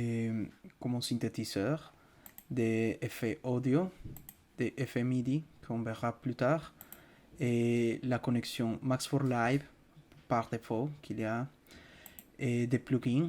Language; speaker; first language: French; non-native, fluent; Spanish